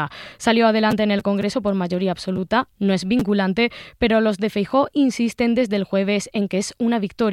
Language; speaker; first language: Spanish; native; Spanish